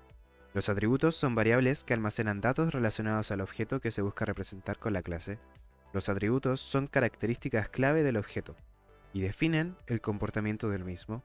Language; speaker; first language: Spanish; native; Spanish